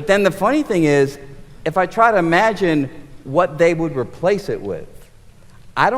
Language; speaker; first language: English; native; English